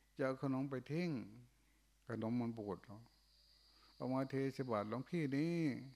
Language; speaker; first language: Thai; non-native, local second language; Northeastern Thai